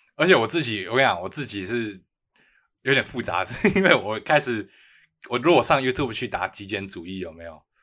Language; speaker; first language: Chinese; native; Chinese